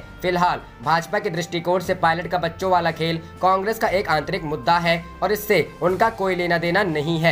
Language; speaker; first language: Hindi; native; Hindi